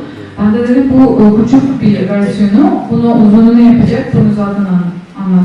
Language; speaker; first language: Turkish; non-native, fluent; Persian